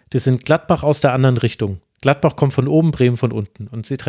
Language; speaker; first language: German; native; German